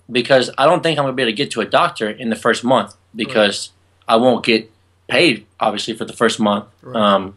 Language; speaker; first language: English; native; English